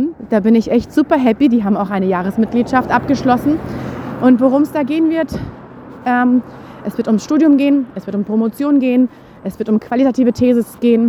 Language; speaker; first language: German; native; German